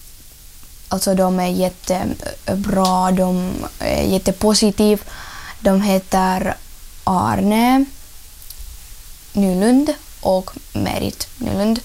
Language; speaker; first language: Swedish; non-native, learner; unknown